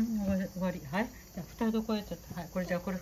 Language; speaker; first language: Japanese; native; Japanese